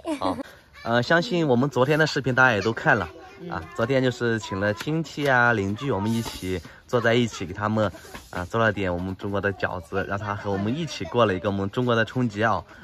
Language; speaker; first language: Chinese; native; Chinese